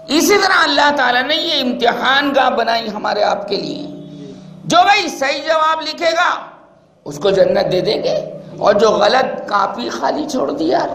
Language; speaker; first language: Urdu; native; Urdu